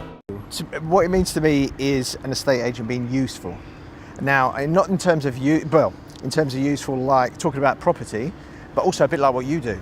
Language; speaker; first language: English; native; English